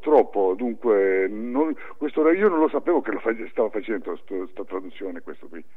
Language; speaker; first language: Italian; early bilingual, heritage; French